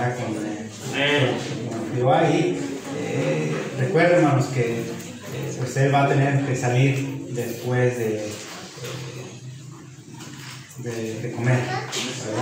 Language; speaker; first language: Spanish; native; Spanish